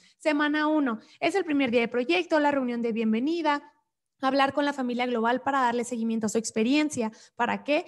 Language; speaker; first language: Spanish; native; Spanish